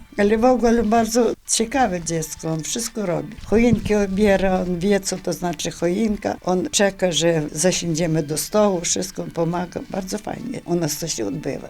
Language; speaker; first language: Polish; native; Polish